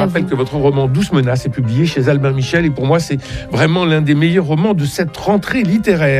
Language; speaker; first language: French; native; French